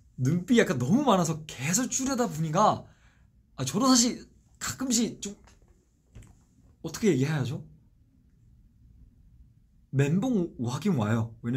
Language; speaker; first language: Korean; non-native, fluent; Chinese